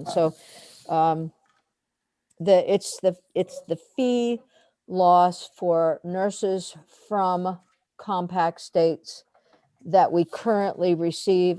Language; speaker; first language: English; native; English